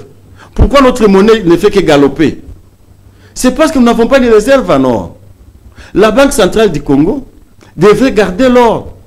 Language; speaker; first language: French; non-native, local second language; Swahili